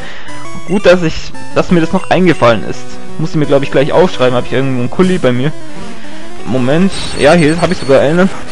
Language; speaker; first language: German; native; German